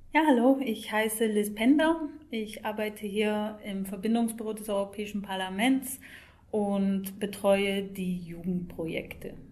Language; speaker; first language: German; non-native, fluent; English